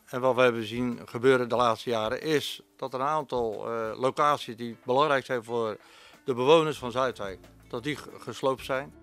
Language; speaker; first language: Dutch; native; Dutch